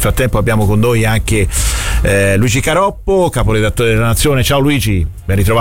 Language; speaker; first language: Italian; native; Italian